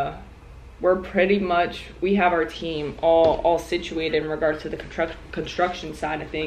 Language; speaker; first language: English; native; English